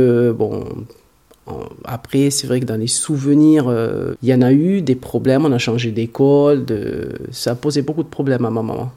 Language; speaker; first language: French; early bilingual, other home language; Hungarian